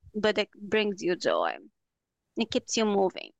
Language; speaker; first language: English; non-native, fluent; Portuguese